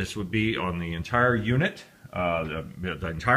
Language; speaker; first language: English; native; English